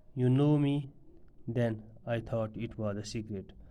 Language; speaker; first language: English; non-native, local second language; Urdu